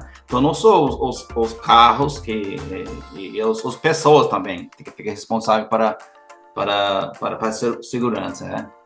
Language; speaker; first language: Portuguese; non-native, learner; English